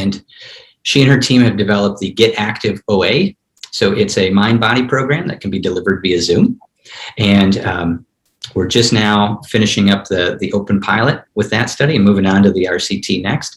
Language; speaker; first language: English; native; English